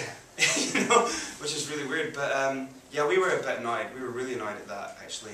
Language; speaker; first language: English; native; English